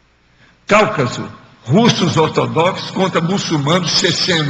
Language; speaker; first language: Spanish; non-native, fluent; Portuguese